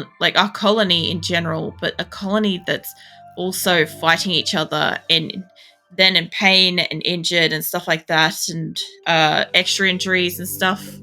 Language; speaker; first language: English; native; English